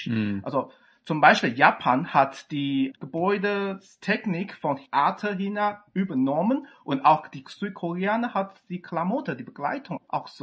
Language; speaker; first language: German; non-native, fluent; Chinese